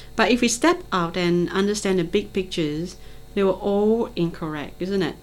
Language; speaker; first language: English; non-native, local second language; Cantonese